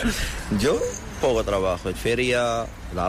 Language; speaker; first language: Spanish; non-native, learner; Arabic